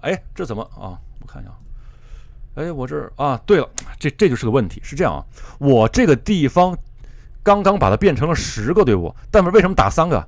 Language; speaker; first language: Chinese; native; Chinese